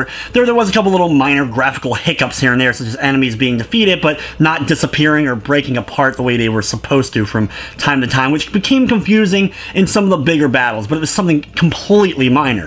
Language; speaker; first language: English; native; English